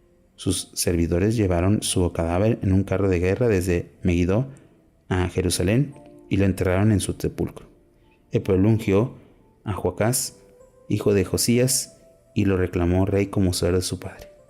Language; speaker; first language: Spanish; native; Spanish